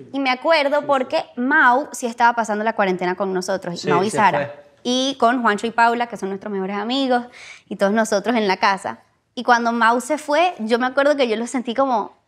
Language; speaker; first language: Spanish; early bilingual, heritage; Spanish